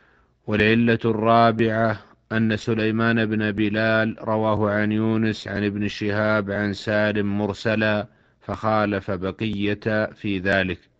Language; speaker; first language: Arabic; native; Arabic